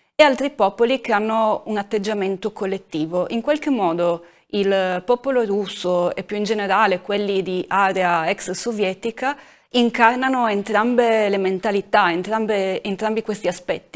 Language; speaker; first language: Italian; native; Italian